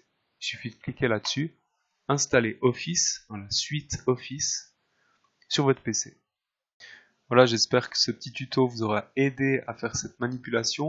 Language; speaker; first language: French; native; French